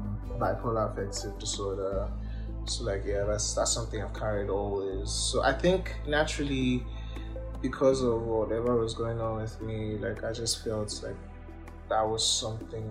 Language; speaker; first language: English; non-native, local second language; Yoruba